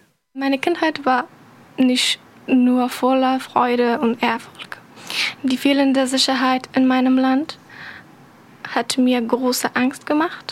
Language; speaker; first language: German; non-native, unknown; Persian